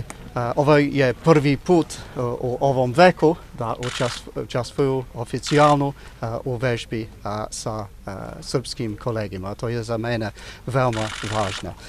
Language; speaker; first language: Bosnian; non-native, fluent; English